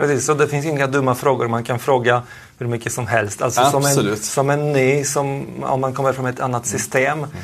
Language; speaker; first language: Swedish; non-native, fluent; Polish